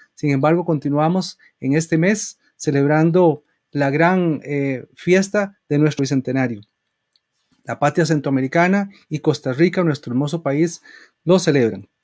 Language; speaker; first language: Spanish; native; Spanish